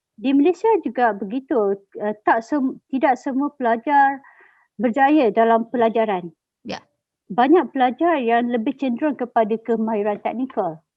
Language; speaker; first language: Malay; native; Malay